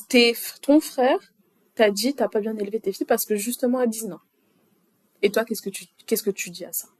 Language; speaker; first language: French; native; French